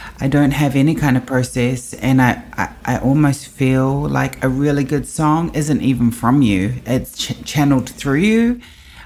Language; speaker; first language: English; native; English